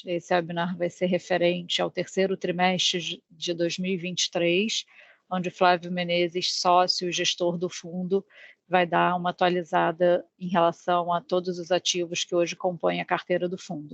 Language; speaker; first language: Portuguese; native; Portuguese